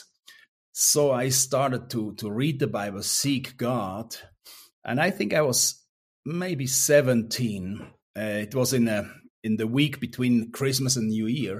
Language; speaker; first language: English; non-native, fluent; Swiss German